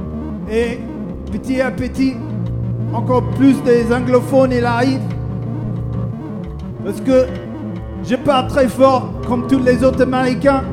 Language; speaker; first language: French; non-native, learner; English